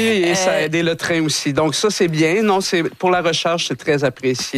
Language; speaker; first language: French; native; French